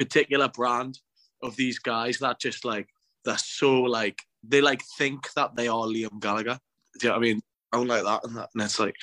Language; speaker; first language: English; native; English